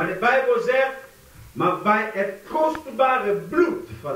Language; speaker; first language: Dutch; non-native, fluent; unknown